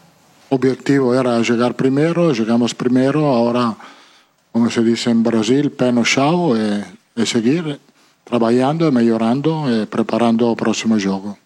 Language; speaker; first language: Portuguese; non-native, fluent; Italian